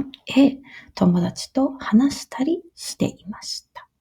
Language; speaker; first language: Japanese; non-native, fluent; English